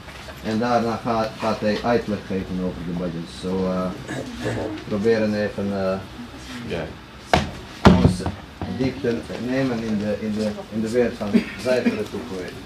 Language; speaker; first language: Dutch; non-native, fluent; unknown